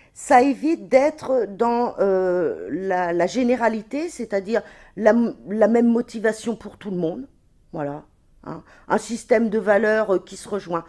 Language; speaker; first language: French; native; French